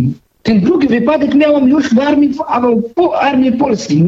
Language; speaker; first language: Polish; non-native, fluent; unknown